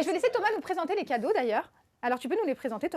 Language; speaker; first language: French; native; French